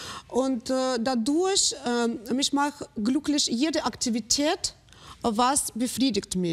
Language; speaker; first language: German; non-native, fluent; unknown